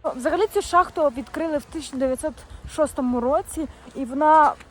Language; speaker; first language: Ukrainian; native; Ukrainian